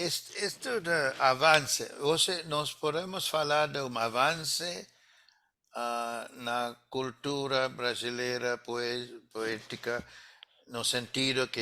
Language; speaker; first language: Portuguese; non-native, fluent; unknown